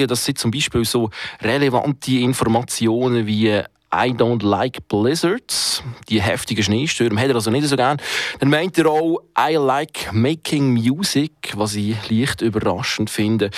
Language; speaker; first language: German; native; German